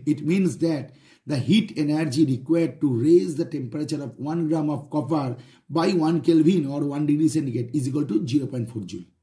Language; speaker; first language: English; non-native, local second language; Bangla